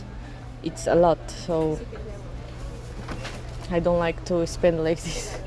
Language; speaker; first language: English; non-native, learner; Portuguese